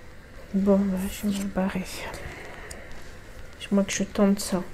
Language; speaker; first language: French; native; French